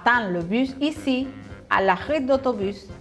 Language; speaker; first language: French; non-native, fluent; Spanish